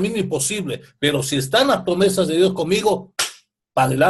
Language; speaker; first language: Spanish; native; Spanish